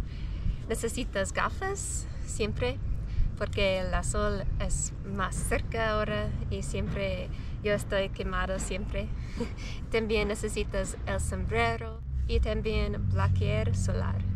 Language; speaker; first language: Spanish; non-native, learner; English